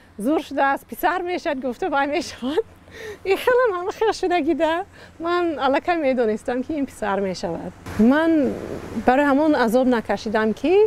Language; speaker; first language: Tajik; non-native, learner; English